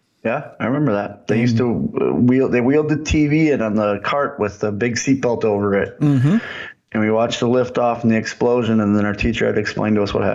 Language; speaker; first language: English; native; English